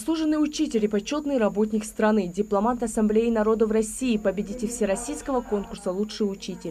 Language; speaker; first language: Russian; native; Russian